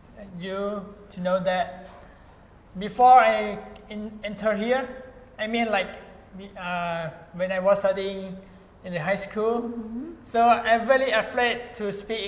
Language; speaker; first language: English; non-native, fluent; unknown